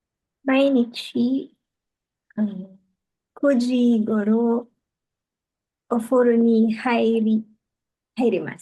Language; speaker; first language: Japanese; non-native, learner; Filipino